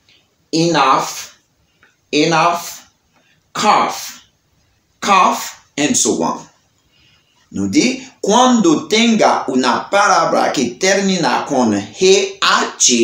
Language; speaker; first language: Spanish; non-native, learner; Haitian Creole